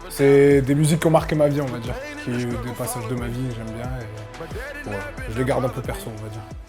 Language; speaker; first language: French; native; French